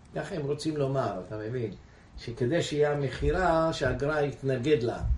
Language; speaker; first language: Hebrew; non-native, fluent; English